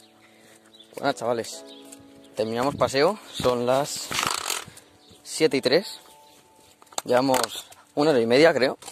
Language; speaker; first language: Spanish; native; Spanish